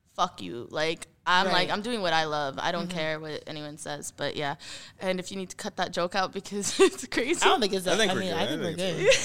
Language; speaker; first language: English; early bilingual, heritage; Arabic